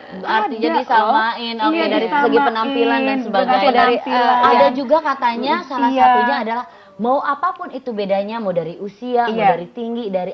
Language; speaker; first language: Indonesian; native; Indonesian